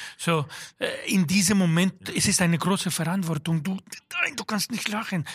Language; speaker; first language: German; non-native, fluent; Spanish